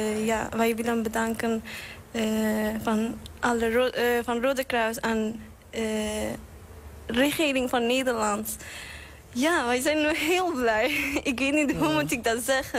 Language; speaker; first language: Dutch; non-native, learner; Persian